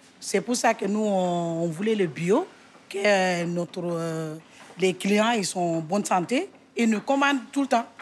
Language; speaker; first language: French; non-native, local second language; Wolof